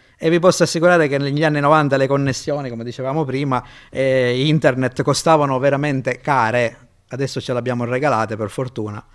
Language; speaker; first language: Italian; native; Italian